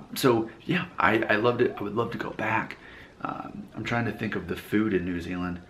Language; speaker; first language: English; native; English